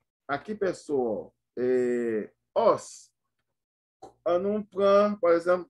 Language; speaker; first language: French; non-native, local second language; Haitian Creole